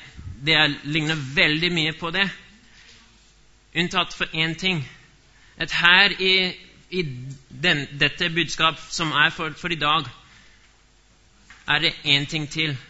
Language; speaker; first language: Norwegian; non-native, fluent; English